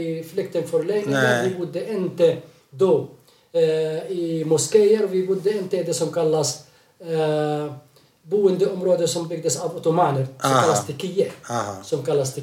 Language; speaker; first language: Swedish; non-native, fluent; Arabic